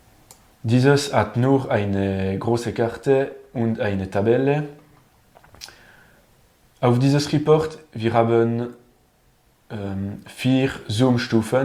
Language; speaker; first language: German; non-native, learner; French